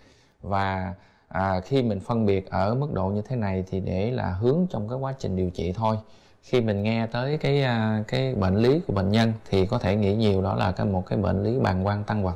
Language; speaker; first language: Vietnamese; native; Vietnamese